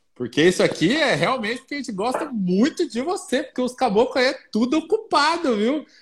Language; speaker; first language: Portuguese; native; Portuguese